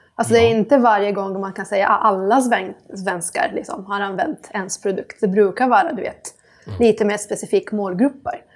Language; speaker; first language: Swedish; non-native, fluent; Italian